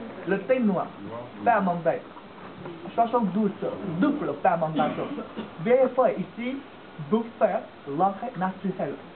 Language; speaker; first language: French; non-native, learner; Chinese